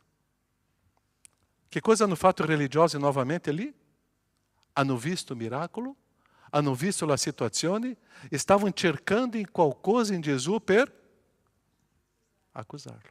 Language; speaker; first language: Italian; non-native, fluent; Portuguese